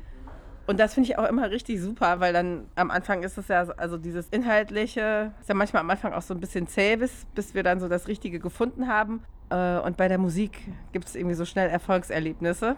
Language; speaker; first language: German; native; German